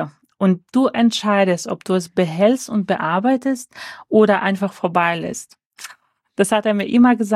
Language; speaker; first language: German; early bilingual, other home language; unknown